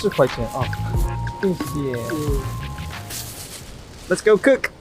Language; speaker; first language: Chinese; non-native, learner; English